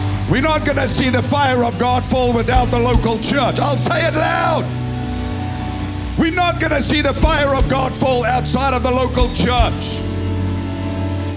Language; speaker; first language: English; non-native, local second language; Afrikaans